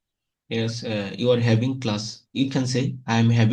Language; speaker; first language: English; non-native, fluent; Bangla